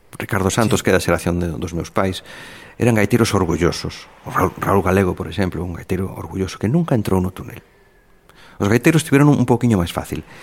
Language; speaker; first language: Galician; native; Galician